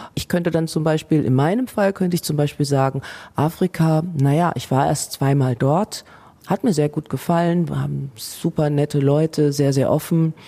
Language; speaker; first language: German; native; German